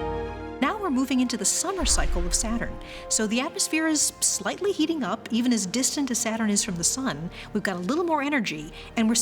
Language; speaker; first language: English; native; English